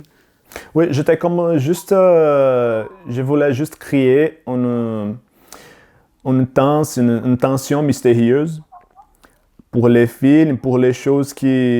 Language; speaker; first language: French; non-native, learner; Portuguese